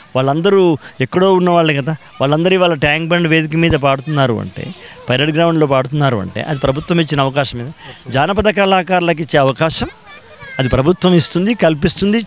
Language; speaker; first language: Telugu; native; Telugu